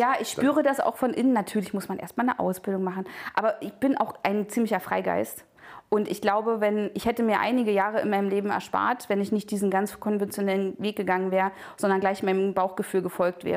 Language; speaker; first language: German; native; German